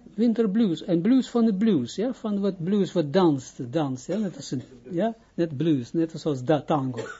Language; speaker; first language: Dutch; non-native, fluent; Hebrew